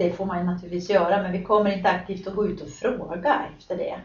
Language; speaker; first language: Swedish; native; Swedish